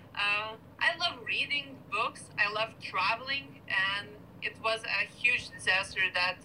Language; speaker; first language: English; non-native, fluent; Lithuanian